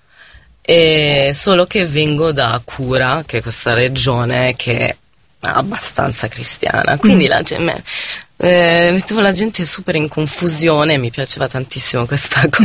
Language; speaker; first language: Italian; non-native, fluent; Arabic